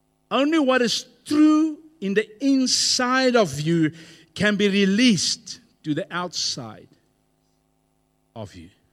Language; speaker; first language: English; non-native, local second language; Afrikaans